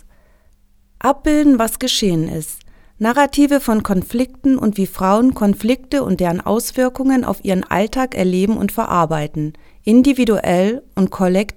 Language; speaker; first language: German; native; German